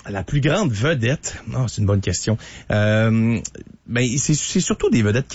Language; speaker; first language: French; native; French